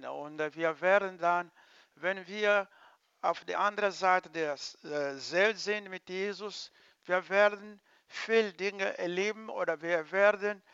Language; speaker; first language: German; non-native, learner; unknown